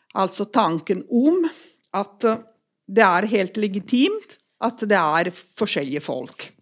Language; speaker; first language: Norwegian; non-native, fluent; Italian